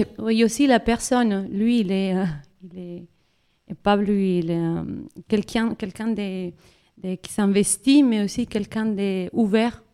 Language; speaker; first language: French; non-native, fluent; Spanish